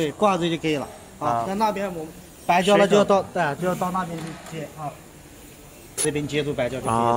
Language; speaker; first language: Chinese; native; Chinese